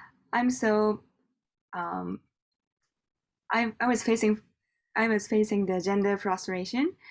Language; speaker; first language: English; non-native, learner; Japanese